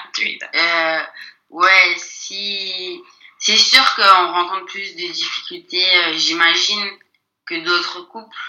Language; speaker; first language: French; native; French